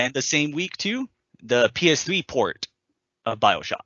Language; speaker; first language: English; native; English